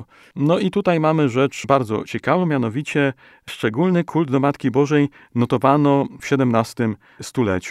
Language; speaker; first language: Polish; native; Polish